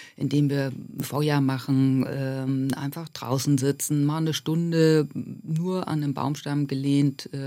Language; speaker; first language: German; native; German